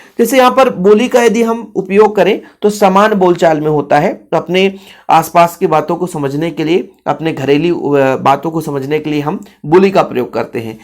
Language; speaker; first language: Hindi; native; Hindi